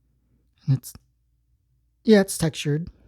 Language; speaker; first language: English; native; English